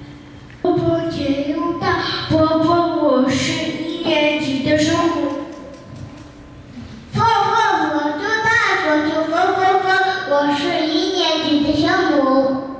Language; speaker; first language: Chinese; non-native, learner; Mongolian